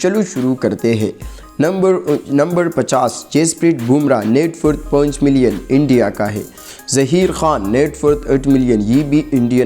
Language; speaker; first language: Hindi; native; Hindi